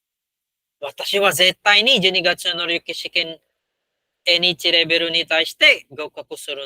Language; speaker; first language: Japanese; non-native, fluent; Filipino